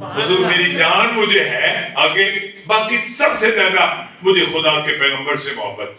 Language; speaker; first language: Urdu; non-native, local second language; Punjabi